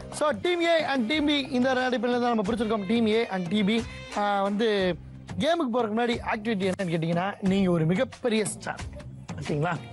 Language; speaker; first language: Tamil; native; Tamil